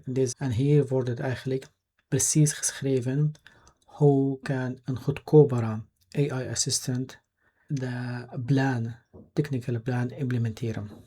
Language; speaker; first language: Dutch; non-native, fluent; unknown